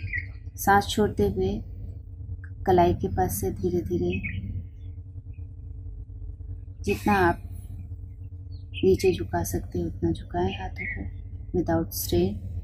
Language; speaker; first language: Hindi; native; Hindi